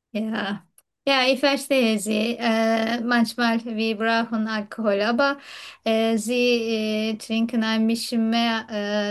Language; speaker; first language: German; non-native, learner; Turkish